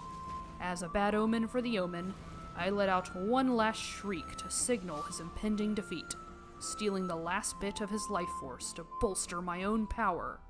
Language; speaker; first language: English; native; English